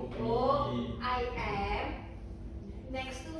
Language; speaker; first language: English; non-native, learner; Indonesian